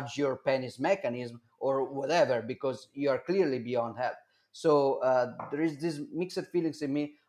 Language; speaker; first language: English; non-native, fluent; Italian